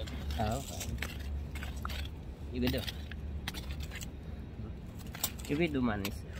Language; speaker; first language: Korean; non-native, learner; Filipino